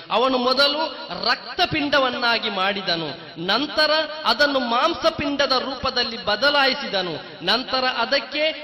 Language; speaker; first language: Kannada; non-native, local second language; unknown